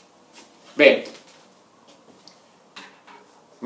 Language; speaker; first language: Italian; non-native, fluent; Russian